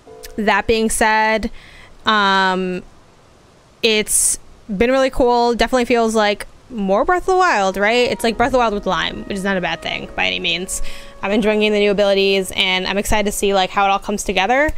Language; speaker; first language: English; native; English